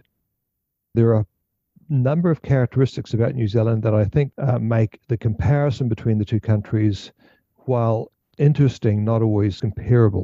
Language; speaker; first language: English; native; English